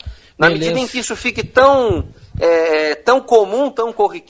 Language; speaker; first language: Portuguese; native; Portuguese